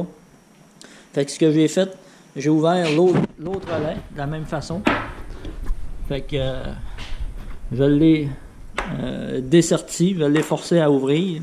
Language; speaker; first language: French; native; French